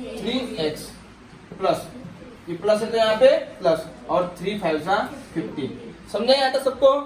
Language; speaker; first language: Hindi; non-native, local second language; Marathi